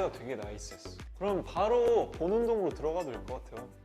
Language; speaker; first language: Korean; native; Korean